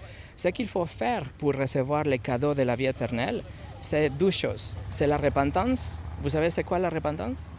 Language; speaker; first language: French; non-native, fluent; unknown